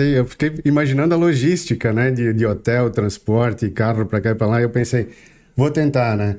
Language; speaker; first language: Portuguese; native; Portuguese